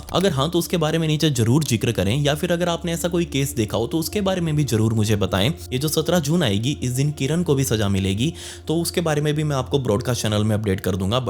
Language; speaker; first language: Hindi; native; Hindi